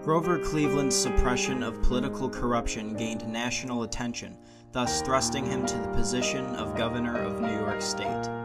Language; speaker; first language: English; native; English